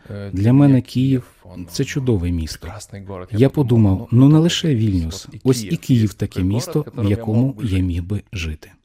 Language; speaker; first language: Ukrainian; non-native, fluent; Lithuanian